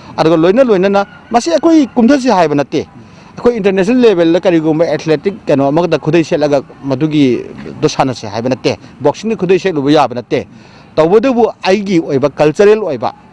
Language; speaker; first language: Manipuri; non-native, local second language; Rongmei Naga